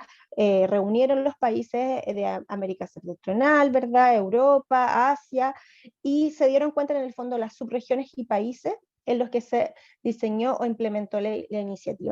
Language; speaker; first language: Spanish; native; Spanish